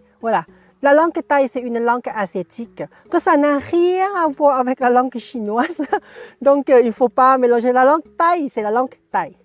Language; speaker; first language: French; non-native, fluent; Thai